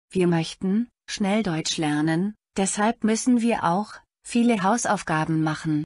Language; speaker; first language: German; non-native, learner; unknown